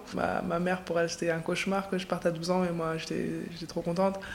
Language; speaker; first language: French; native; French